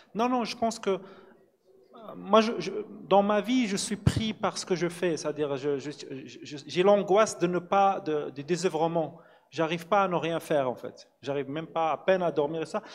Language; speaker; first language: French; non-native, local second language; Arabic